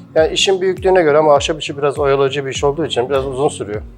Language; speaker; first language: Turkish; native; Turkish